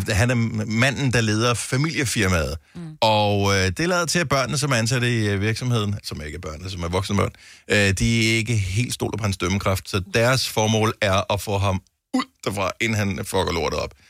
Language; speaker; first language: Danish; native; Danish